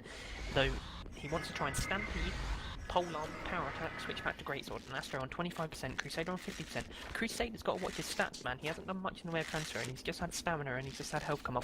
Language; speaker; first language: English; native; English